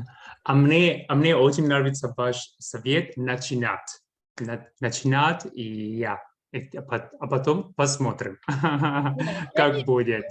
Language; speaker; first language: Russian; non-native, fluent; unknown